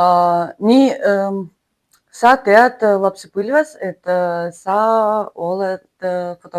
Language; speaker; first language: Estonian; non-native, learner; Russian